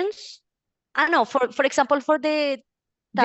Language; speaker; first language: English; non-native, fluent; Spanish